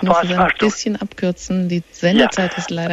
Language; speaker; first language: German; native; German